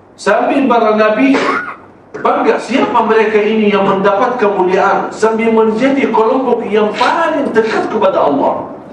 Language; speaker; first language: Malay; non-native, fluent; Arabic